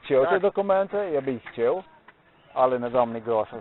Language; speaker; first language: Polish; non-native, learner; Slovenian